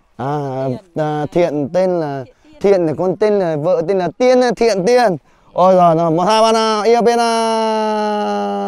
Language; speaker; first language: Vietnamese; non-native, local second language; Hmong